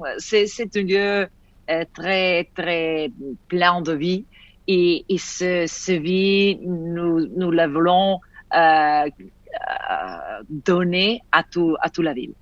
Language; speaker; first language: French; non-native, fluent; Italian